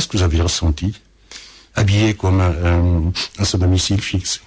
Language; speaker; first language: French; early bilingual, other home language; Portuguese